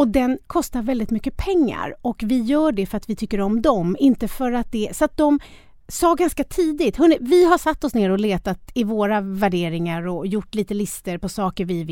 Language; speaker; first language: Swedish; native; Swedish